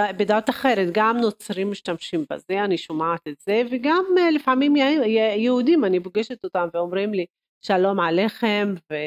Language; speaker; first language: Hebrew; non-native, local second language; Arabic